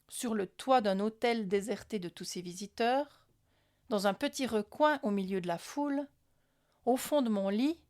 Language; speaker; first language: French; native; French